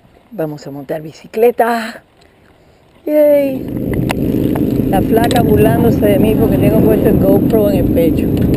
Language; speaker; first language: Spanish; early bilingual, heritage; Spanish